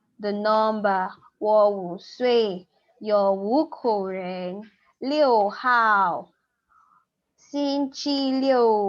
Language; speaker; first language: Chinese; non-native, fluent; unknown